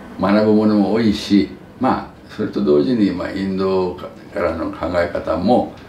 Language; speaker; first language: Japanese; non-native, fluent; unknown